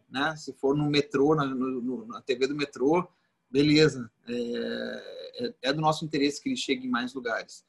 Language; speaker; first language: Portuguese; early bilingual, other home language; Spanish